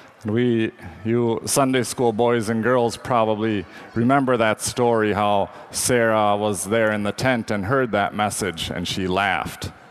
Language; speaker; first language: English; native; English